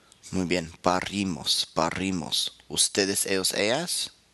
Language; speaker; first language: Spanish; non-native, fluent; English